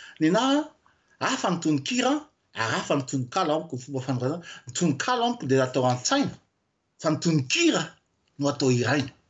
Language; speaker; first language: Malagasy; non-native, local second language; French